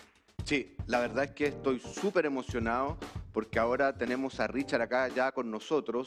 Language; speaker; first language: Spanish; native; Spanish